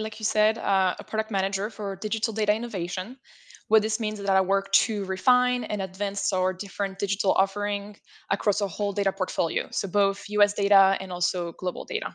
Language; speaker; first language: English; non-native, fluent; French